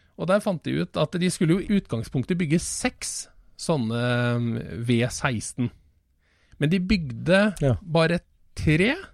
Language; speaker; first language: Norwegian; native; Norwegian